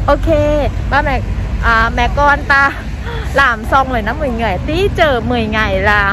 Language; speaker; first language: Vietnamese; non-native, fluent; Thai